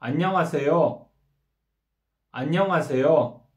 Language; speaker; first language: Korean; non-native, fluent; Kyrgyz